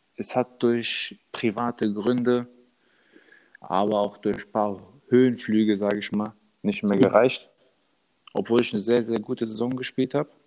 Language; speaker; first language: German; early bilingual, other home language; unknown